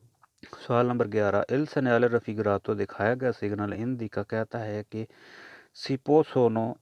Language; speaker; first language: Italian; non-native, learner; Urdu